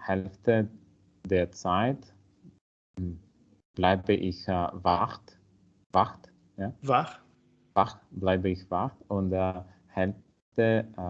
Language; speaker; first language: German; non-native, learner; Italian